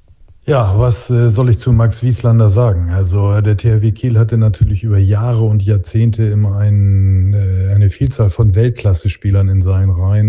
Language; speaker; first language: German; native; German